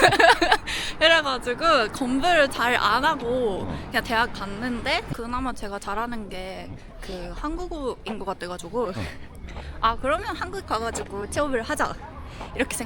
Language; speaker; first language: Korean; non-native, fluent; Japanese